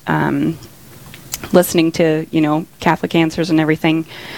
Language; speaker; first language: English; native; English